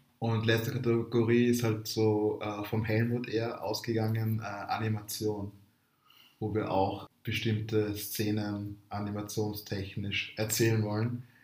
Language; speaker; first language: German; early bilingual, other home language; Swahili